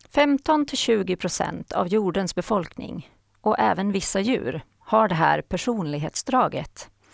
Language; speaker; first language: Swedish; native; Swedish